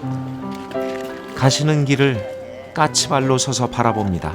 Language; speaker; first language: Korean; native; Korean